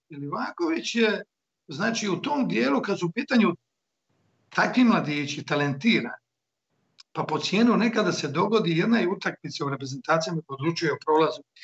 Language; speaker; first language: Croatian; native; Croatian